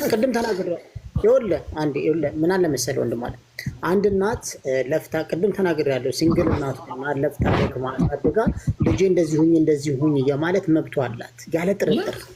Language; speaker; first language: Amharic; native; Amharic